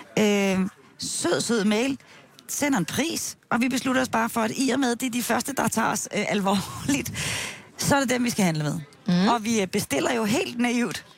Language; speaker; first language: Danish; native; Danish